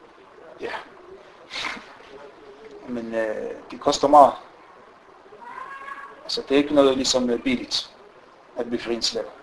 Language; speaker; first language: Danish; non-native, fluent; Arabic